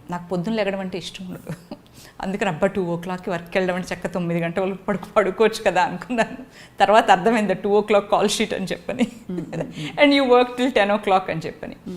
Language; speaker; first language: Telugu; native; Telugu